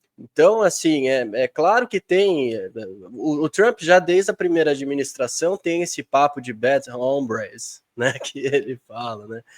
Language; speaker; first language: Portuguese; native; Portuguese